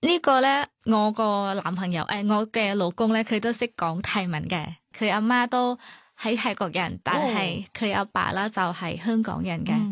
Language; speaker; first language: Cantonese; non-native, learner; Thai